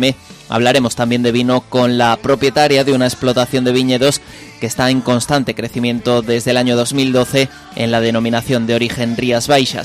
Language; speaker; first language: Spanish; native; Spanish